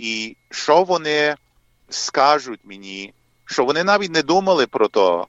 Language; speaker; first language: Ukrainian; early bilingual, heritage; English